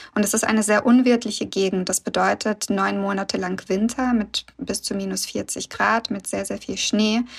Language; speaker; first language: German; early bilingual, other home language; Russian